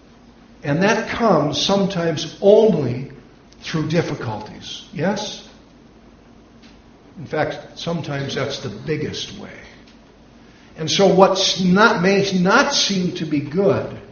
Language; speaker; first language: English; native; English